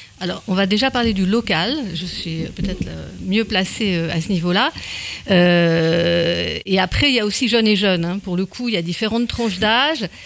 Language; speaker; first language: French; native; French